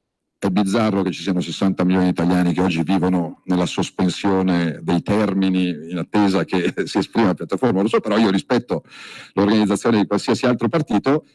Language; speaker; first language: Italian; native; Italian